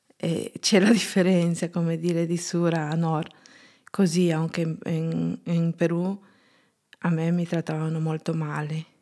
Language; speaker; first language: Italian; non-native, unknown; Spanish